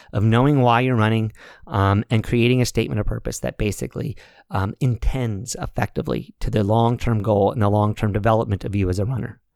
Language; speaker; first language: English; native; English